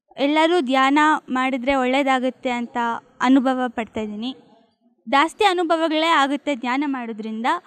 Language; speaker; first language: Kannada; native; Kannada